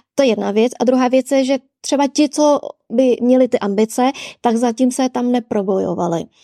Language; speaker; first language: Czech; early bilingual, other home language; Vietnamese